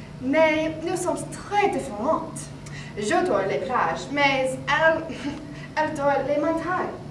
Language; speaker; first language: French; non-native, learner; English